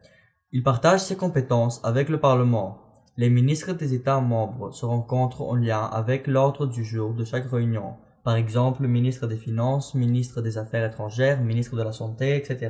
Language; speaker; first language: French; non-native, learner; Greek